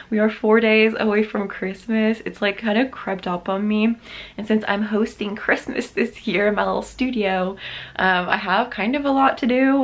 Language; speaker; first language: English; native; English